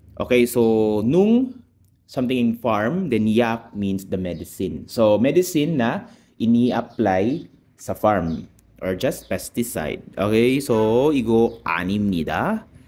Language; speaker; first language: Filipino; non-native, local second language; Cebuano